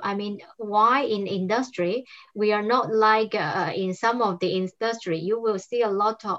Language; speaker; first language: English; non-native, fluent; Cantonese